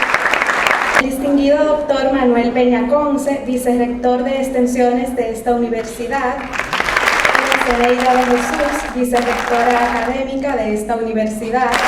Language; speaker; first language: Spanish; native; Spanish